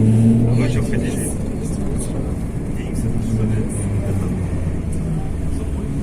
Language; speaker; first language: Russian; native; Russian